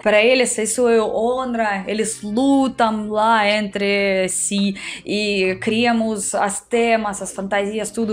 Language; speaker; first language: Portuguese; non-native, fluent; Russian